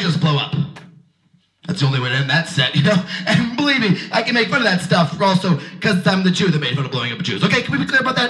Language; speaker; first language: English; native; English